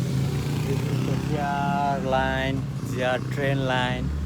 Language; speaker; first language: English; non-native, learner; Nepali